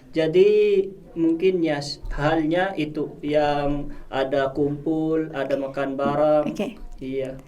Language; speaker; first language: Indonesian; non-native, fluent; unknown